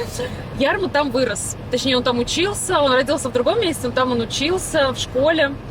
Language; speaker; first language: Russian; native; Russian